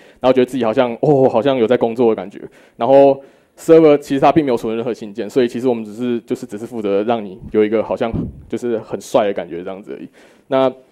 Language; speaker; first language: Chinese; native; Chinese